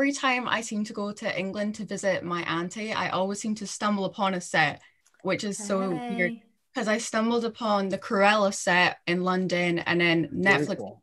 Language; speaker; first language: English; non-native, fluent; Dutch